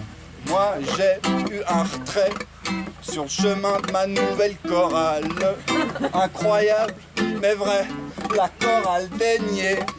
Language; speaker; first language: French; native; French